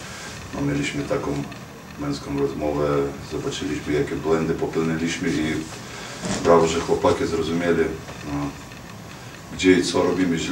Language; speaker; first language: Polish; non-native, fluent; Lithuanian